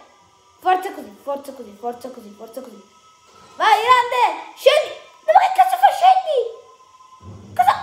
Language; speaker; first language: Italian; native; Italian